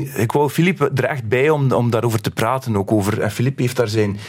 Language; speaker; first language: Dutch; native; Dutch